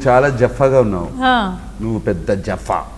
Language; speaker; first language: Telugu; native; Telugu